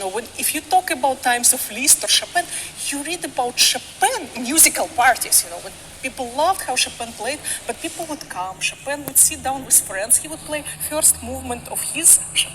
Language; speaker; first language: English; non-native, fluent; Russian